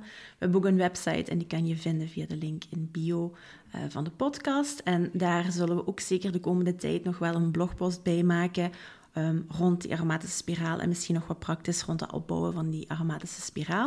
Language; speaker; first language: Dutch; native; Dutch